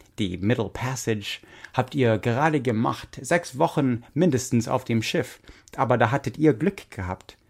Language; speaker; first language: German; non-native, fluent; English